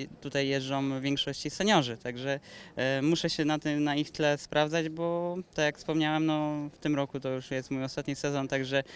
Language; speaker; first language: Polish; native; Polish